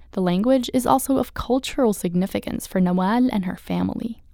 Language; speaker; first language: English; early bilingual, other home language; Arabic